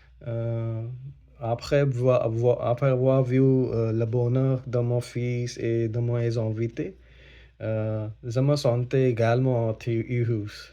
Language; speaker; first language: French; non-native, learner; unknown